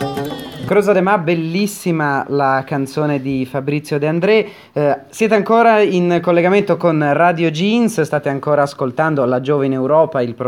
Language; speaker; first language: Italian; native; Italian